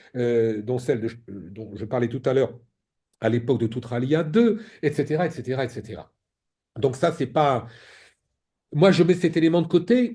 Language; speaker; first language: French; native; French